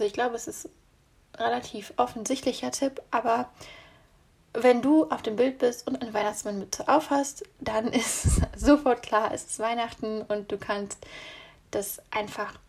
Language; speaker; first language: German; native; German